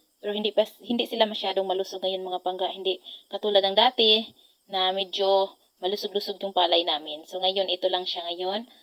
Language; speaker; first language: Filipino; non-native, local second language; Cebuano